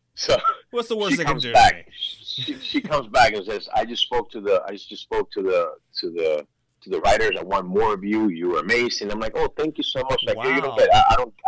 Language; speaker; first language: English; early bilingual, other home language; Spanish